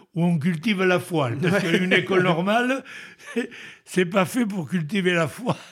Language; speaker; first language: French; native; French